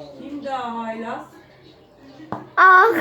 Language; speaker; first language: Turkish; native; Turkish